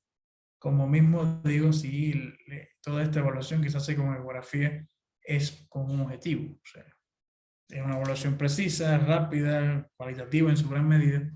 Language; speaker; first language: Spanish; native; Spanish